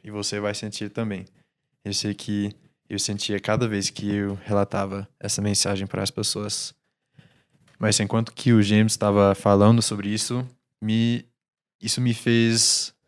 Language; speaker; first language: Portuguese; non-native, fluent; English